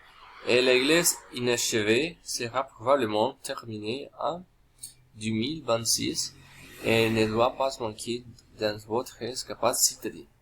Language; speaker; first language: French; non-native, learner; Spanish